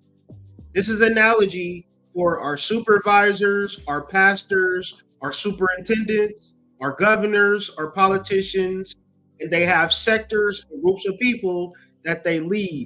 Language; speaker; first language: English; native; English